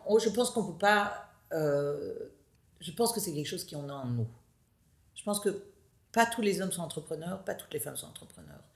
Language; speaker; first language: French; native; French